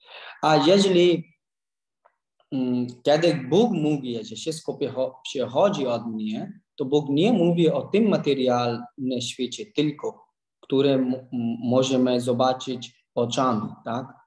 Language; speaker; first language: Polish; non-native, learner; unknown